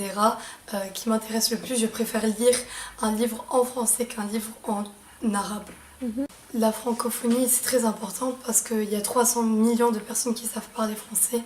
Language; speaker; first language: French; non-native, local second language; Arabic